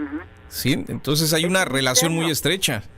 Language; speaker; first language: Spanish; native; Spanish